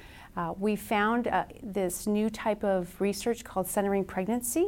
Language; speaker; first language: English; native; English